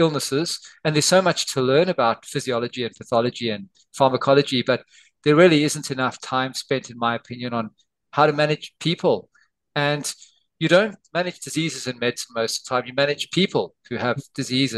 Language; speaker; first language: English; native; English